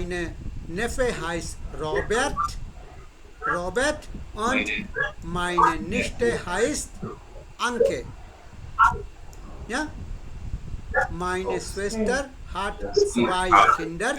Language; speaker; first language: German; non-native, fluent; Hindi